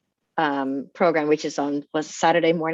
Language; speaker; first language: English; native; English